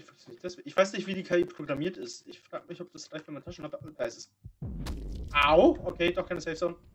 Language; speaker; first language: German; native; German